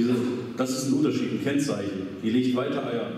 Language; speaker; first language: German; native; German